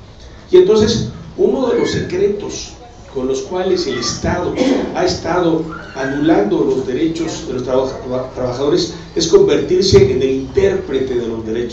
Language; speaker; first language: Spanish; native; Spanish